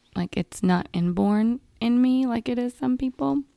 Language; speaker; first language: English; native; English